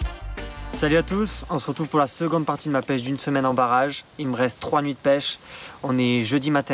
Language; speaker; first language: French; native; French